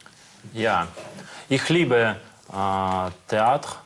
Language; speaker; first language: German; non-native, learner; Russian